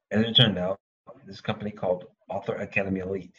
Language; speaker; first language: English; native; English